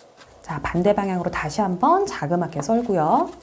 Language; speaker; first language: Korean; native; Korean